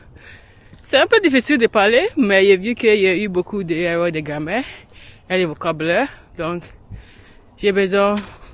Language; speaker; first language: French; non-native, learner; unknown